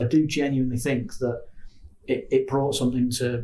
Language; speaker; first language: English; native; English